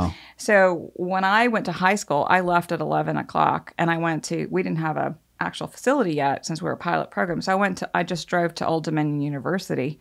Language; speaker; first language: English; native; English